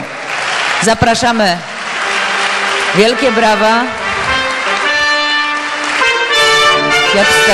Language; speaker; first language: Polish; native; Polish